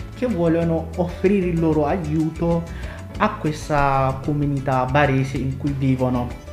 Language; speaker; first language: Italian; non-native, fluent; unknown